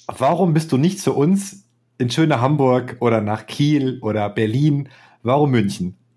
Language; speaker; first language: German; native; German